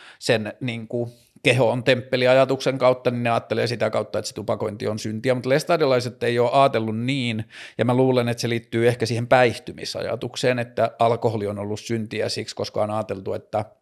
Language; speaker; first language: Finnish; native; Finnish